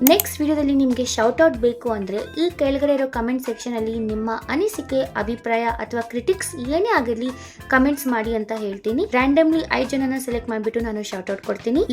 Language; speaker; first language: Kannada; native; Kannada